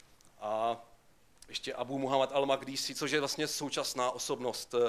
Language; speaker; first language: Czech; native; Czech